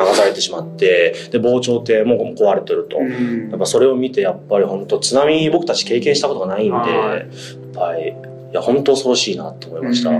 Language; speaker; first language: Japanese; native; Japanese